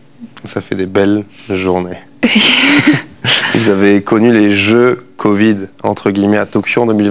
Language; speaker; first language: French; native; French